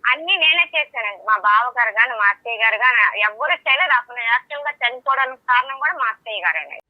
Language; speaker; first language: Telugu; native; Telugu